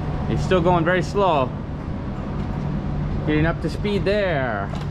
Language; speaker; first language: English; native; English